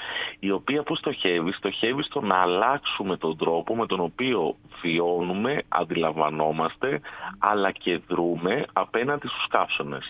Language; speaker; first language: Greek; native; Greek